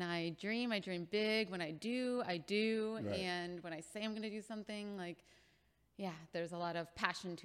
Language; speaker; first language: English; native; English